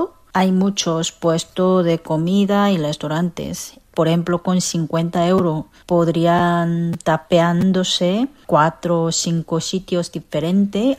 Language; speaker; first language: Spanish; non-native, fluent; Korean